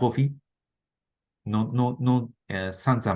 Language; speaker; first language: French; non-native, learner; Japanese